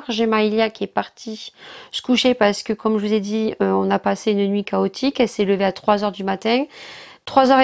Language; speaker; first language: French; native; French